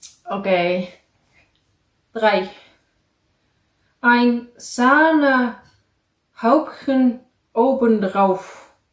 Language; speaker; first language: German; non-native, learner; Dutch